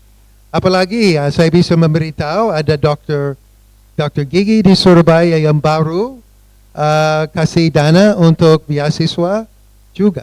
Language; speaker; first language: Indonesian; non-native, fluent; English